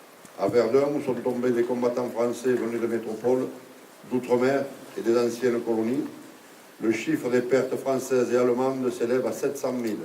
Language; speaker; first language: French; native; French